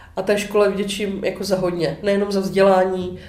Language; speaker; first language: Czech; native; Czech